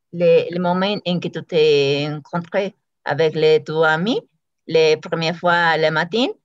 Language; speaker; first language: French; non-native, learner; Spanish